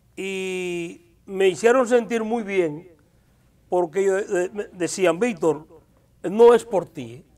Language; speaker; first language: Spanish; native; Spanish